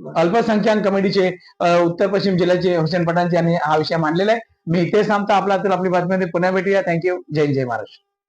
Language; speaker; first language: Marathi; native; Marathi